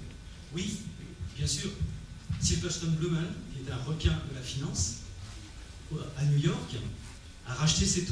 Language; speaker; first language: French; native; French